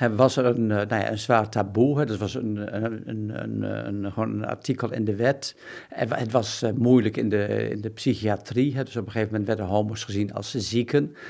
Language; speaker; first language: Dutch; native; Dutch